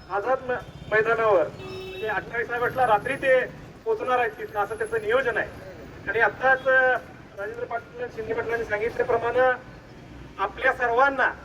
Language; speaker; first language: Marathi; native; Marathi